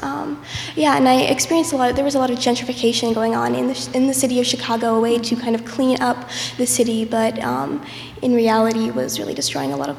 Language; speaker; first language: English; native; English